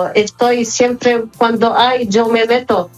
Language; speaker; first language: Spanish; non-native, fluent; Arabic